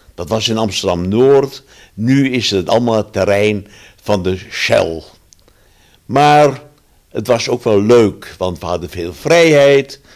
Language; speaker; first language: Dutch; early bilingual, other home language; German